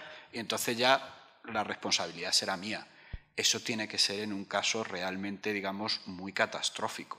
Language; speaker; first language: Spanish; native; Spanish